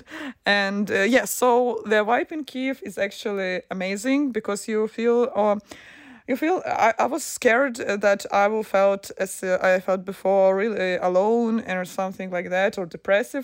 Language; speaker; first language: English; non-native, fluent; Ukrainian